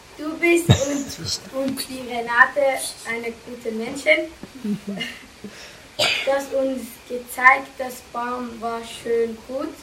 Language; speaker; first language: German; non-native, learner; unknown